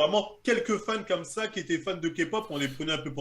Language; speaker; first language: French; native; French